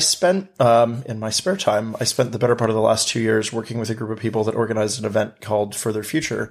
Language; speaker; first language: English; native; English